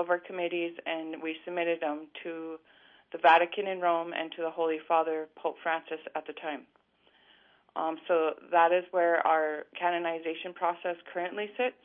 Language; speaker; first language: English; native; English